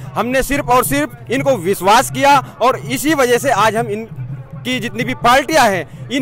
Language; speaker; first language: Hindi; native; Hindi